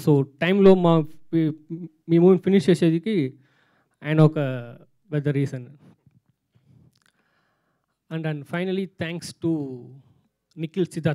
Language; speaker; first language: Telugu; non-native, learner; Tamil